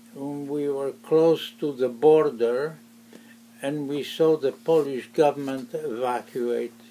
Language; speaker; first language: English; non-native, fluent; Ukrainian